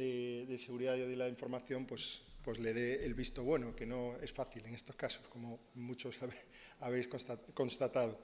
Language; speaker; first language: Spanish; native; Spanish